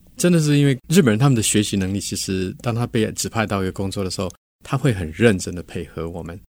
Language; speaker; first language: Chinese; native; Chinese